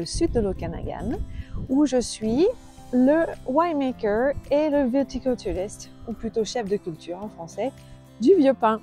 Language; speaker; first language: French; native; French